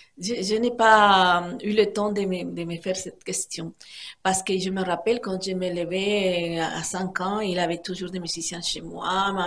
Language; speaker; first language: French; non-native, fluent; Spanish